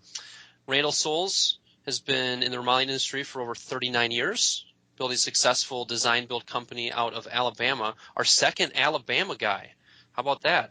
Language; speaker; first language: English; native; English